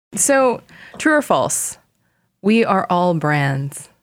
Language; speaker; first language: English; non-native, fluent; Korean